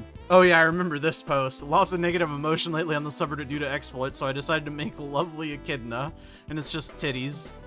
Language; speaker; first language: English; native; English